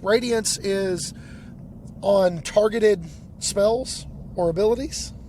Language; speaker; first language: English; native; English